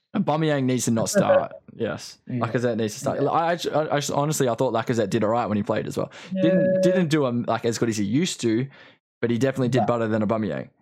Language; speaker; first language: English; native; English